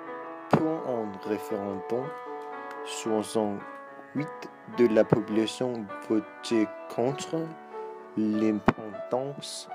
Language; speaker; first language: French; non-native, learner; Danish